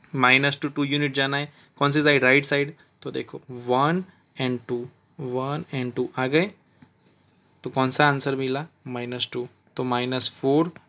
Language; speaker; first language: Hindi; non-native, local second language; Gujarati